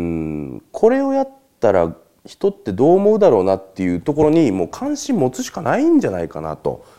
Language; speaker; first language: Japanese; native; Japanese